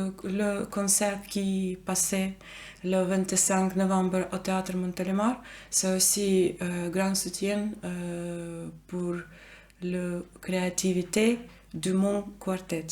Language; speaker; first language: French; non-native, learner; Ukrainian